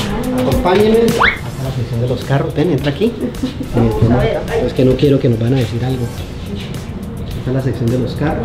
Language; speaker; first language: Spanish; native; Spanish